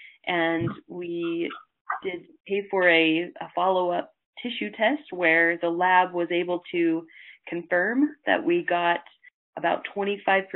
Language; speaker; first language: English; native; English